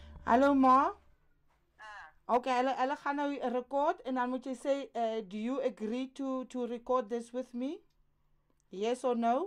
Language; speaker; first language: English; non-native, local second language; Afrikaans